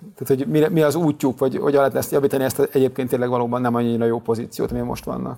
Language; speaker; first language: Hungarian; native; Hungarian